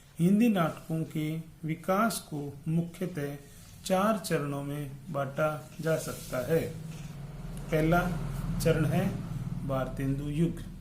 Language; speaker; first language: Hindi; native; Hindi